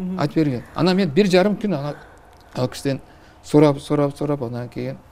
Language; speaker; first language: Kyrgyz; non-native, local second language; Uzbek